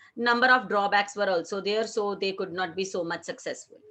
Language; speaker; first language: English; non-native, local second language; Hindi